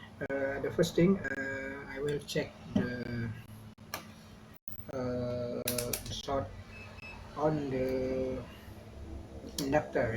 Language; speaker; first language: English; non-native, learner; Indonesian